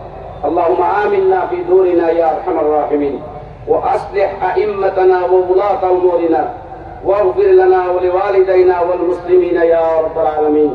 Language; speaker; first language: Arabic; non-native, fluent; Bangla